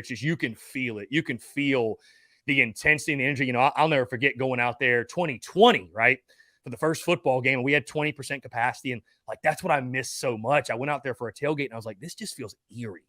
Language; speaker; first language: English; native; English